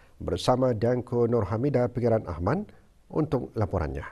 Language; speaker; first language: Malay; native; Malay